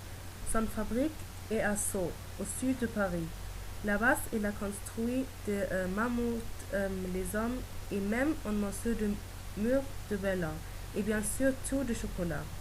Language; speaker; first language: French; non-native, learner; German